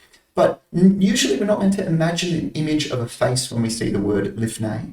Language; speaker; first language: English; native; English